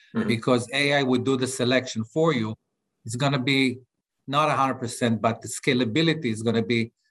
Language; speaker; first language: English; non-native, fluent; Hebrew